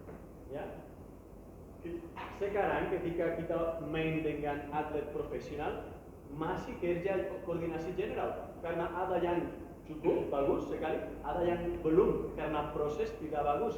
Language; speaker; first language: Indonesian; non-native, learner; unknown